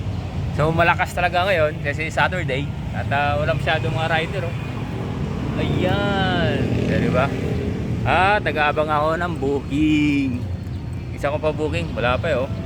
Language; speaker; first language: Filipino; native; Filipino